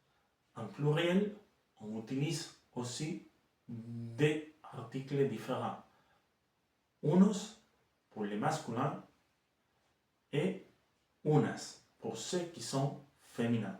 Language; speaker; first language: French; non-native, fluent; Spanish